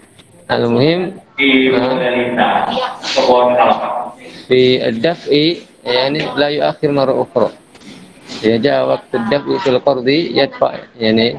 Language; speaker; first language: Arabic; non-native, fluent; Indonesian